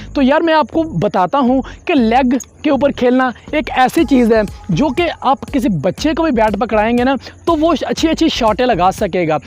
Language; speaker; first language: Urdu; non-native, local second language; Punjabi